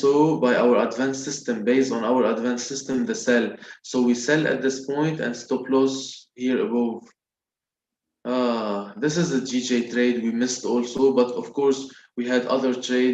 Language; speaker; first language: English; non-native, local second language; Arabic